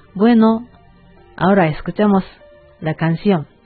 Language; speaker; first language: Spanish; non-native, learner; Japanese